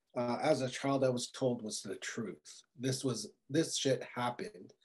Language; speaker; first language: English; native; English